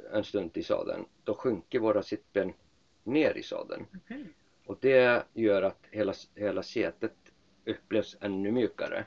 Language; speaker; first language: Swedish; non-native, local second language; Icelandic